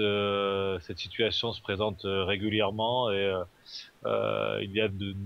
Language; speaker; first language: French; native; French